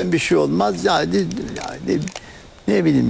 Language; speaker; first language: Turkish; native; Turkish